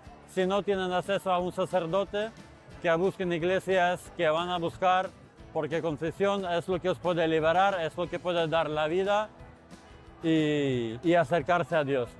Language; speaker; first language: Spanish; non-native, fluent; Ukrainian